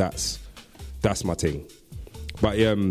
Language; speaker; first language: English; native; English